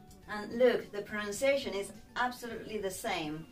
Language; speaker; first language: English; non-native, fluent; Spanish